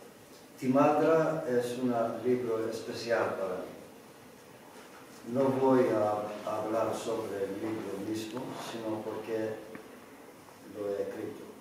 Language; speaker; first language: Spanish; non-native, learner; Greek